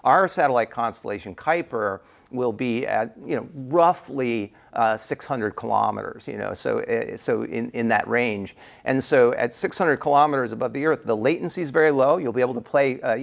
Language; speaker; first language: English; native; English